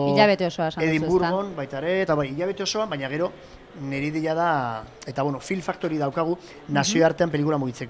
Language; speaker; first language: Basque; native; Basque